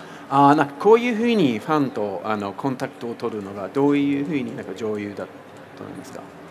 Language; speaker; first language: Japanese; non-native, fluent; English